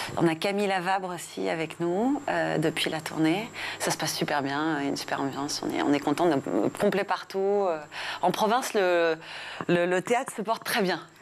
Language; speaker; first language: French; early bilingual, other home language; English